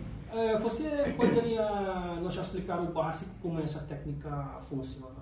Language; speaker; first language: Portuguese; non-native, learner; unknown